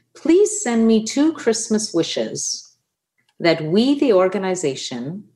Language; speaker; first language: English; non-native, fluent; Italian